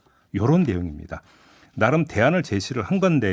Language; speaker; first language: Korean; native; Korean